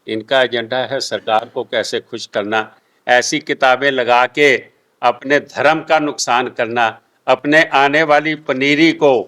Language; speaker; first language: Hindi; non-native, local second language; Punjabi